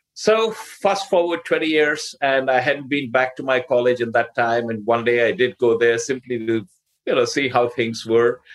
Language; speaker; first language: English; non-native, local second language; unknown